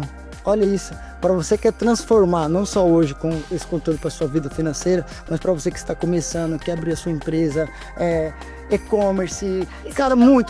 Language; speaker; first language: Portuguese; native; Portuguese